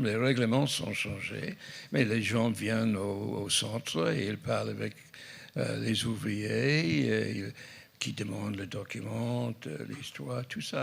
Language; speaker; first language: French; non-native, fluent; English